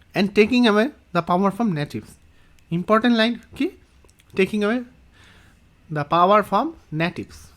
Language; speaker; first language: English; non-native, local second language; Assamese